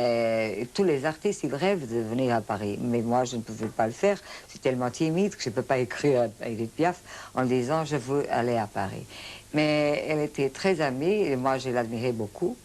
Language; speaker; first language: French; non-native, fluent; Portuguese